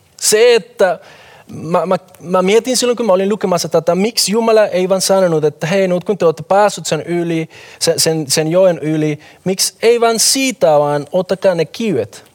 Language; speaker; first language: Finnish; non-native, fluent; Spanish